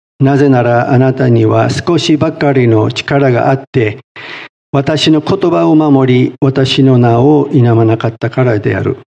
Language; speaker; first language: Japanese; non-native, fluent; English